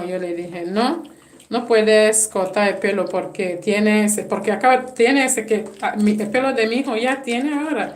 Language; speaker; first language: Spanish; non-native, fluent; English